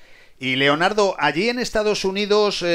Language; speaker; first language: Spanish; native; Spanish